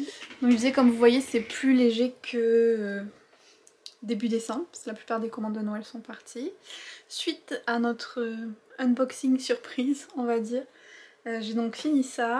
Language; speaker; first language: French; native; French